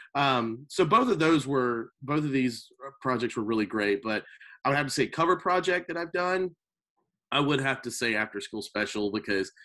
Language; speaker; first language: English; native; English